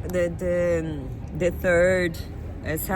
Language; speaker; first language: English; non-native, fluent; Portuguese